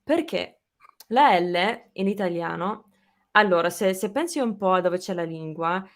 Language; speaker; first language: Italian; non-native, fluent; English